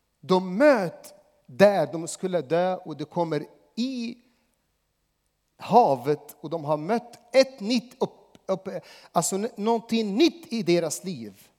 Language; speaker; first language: Swedish; non-native, fluent; Arabic